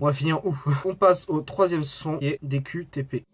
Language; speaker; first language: French; native; French